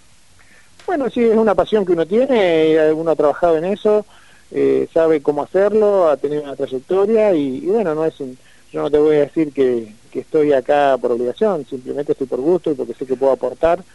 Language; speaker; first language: Spanish; native; Spanish